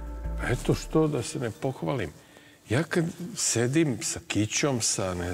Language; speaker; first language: Serbian; native; Serbian